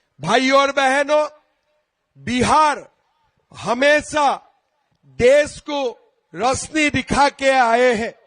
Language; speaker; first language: Hindi; non-native, local second language; Assamese